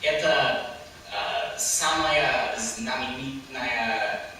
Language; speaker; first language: Russian; non-native, learner; English